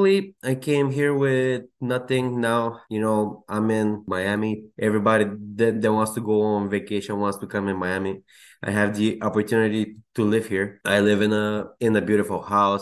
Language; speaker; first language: English; non-native, fluent; Bulgarian